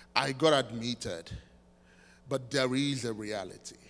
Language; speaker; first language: English; non-native, local second language; Igbo